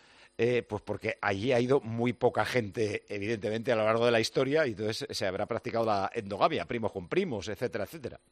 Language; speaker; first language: Spanish; native; Spanish